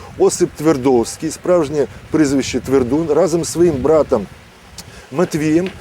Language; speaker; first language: Ukrainian; native; Ukrainian